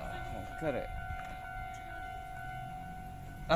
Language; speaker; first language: Japanese; non-native, learner; Filipino